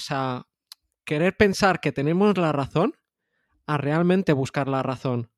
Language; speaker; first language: Spanish; native; Spanish